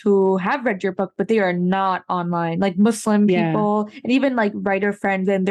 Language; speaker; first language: English; native; English